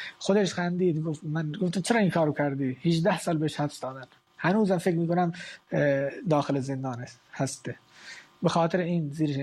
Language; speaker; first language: Persian; non-native, local second language; Baluchi